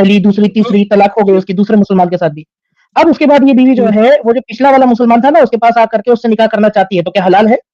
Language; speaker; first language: Hindi; native; Hindi